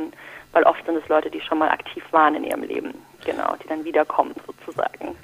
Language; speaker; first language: German; early bilingual, other home language; Turkish